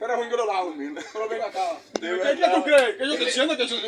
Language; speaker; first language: Spanish; non-native, fluent; Haitian Creole